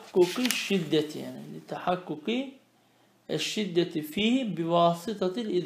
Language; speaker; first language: Arabic; non-native, fluent; Turkish